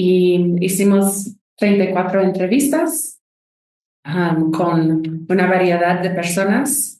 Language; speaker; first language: Spanish; non-native, fluent; English